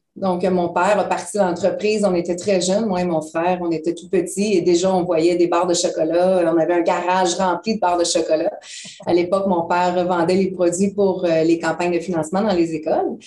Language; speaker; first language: French; native; French